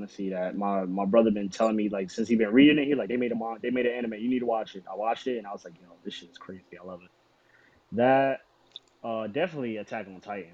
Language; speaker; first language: English; native; English